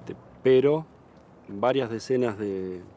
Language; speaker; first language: Spanish; native; Spanish